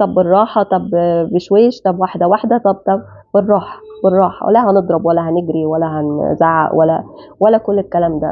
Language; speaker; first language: Arabic; native; Arabic